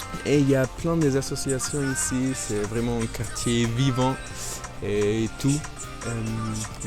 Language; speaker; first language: French; non-native, fluent; German